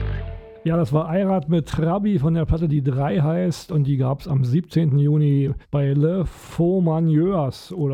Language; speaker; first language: German; native; German